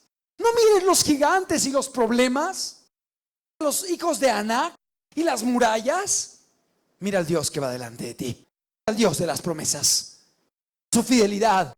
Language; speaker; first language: Spanish; native; Spanish